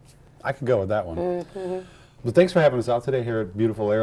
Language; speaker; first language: English; native; English